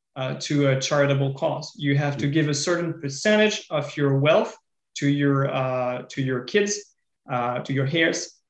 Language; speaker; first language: English; non-native, fluent; French